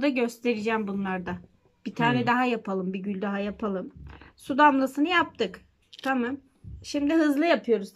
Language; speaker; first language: Turkish; native; Turkish